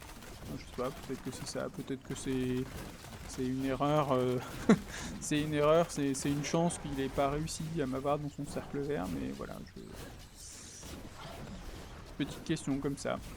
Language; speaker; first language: French; native; French